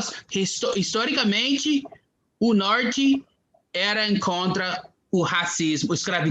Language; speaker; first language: Portuguese; non-native, fluent; English